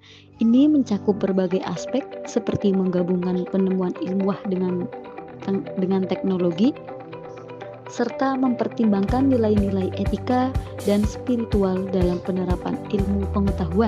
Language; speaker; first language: Indonesian; native; Indonesian